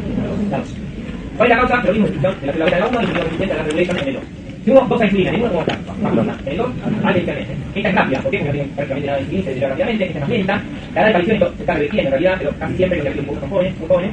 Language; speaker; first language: Spanish; native; Spanish